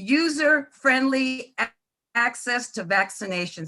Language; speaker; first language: English; native; English